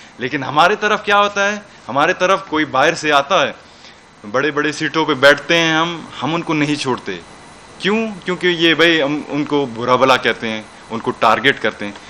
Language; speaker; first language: Urdu; non-native, local second language; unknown